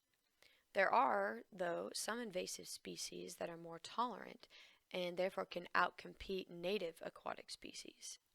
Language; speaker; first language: English; native; English